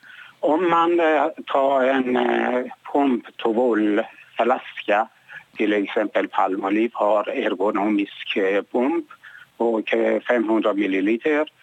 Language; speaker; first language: Swedish; non-native, learner; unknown